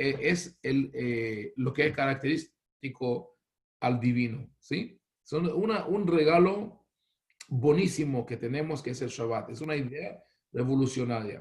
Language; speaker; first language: Spanish; non-native, fluent; Hebrew